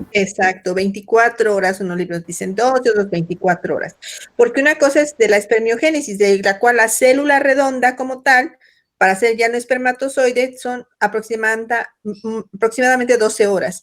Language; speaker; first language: Spanish; native; Spanish